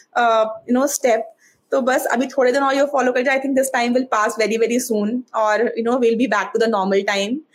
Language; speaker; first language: Hindi; native; Hindi